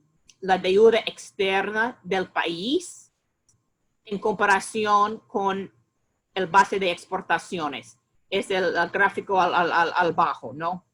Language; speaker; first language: Spanish; non-native, fluent; English